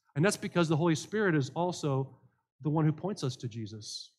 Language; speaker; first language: English; native; English